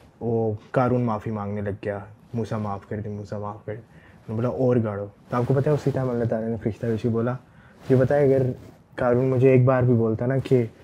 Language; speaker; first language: Urdu; early bilingual, heritage; Urdu